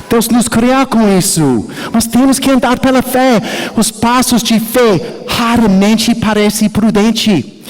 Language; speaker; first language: Portuguese; non-native, learner; English